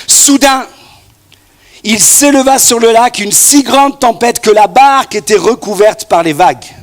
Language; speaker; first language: French; native; French